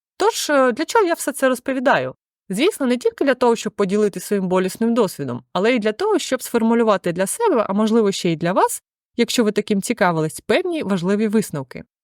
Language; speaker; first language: Ukrainian; native; Ukrainian